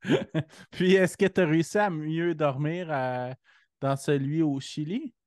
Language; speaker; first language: French; native; French